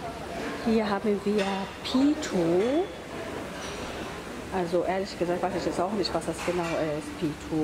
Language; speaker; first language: German; non-native, fluent; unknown